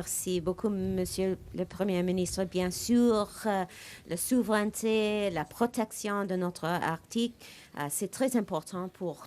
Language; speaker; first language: French; non-native, local second language; English